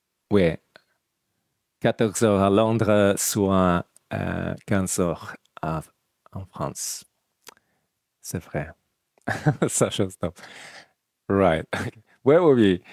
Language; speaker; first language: French; non-native, learner; Russian